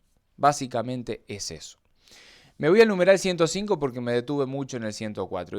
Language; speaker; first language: Spanish; native; Spanish